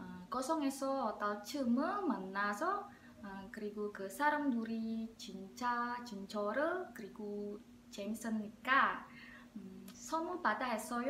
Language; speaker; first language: Korean; non-native, learner; Indonesian